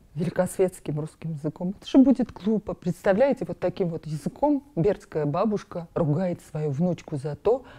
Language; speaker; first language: Russian; non-native, local second language; Armenian